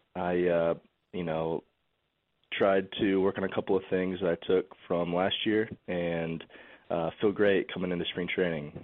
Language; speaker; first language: English; native; English